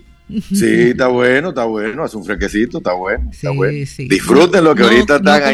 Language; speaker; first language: Spanish; native; Spanish